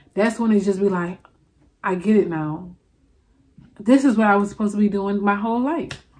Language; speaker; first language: English; native; English